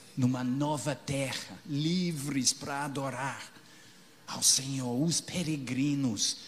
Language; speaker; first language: Portuguese; non-native, fluent; English